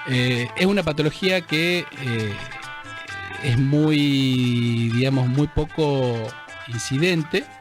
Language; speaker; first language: Spanish; native; Spanish